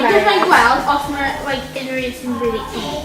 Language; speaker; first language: Welsh; native; Welsh